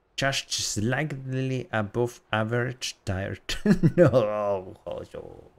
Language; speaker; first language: English; non-native, fluent; Finnish